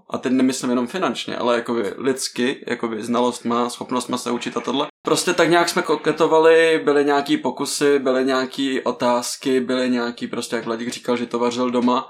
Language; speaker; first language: Czech; native; Czech